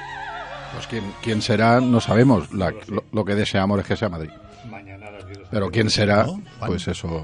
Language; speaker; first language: Spanish; native; Spanish